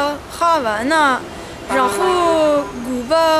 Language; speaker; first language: Chinese; non-native, fluent; French